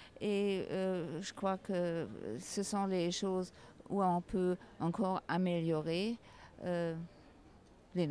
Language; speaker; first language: French; non-native, learner; German